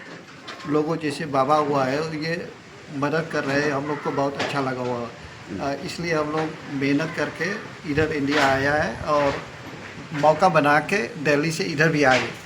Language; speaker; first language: Hindi; early bilingual, heritage; Hindi